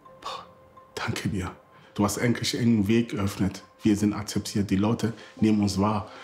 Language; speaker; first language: German; early bilingual, other home language; Akan